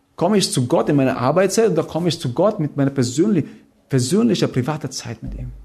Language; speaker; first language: German; non-native, fluent; Filipino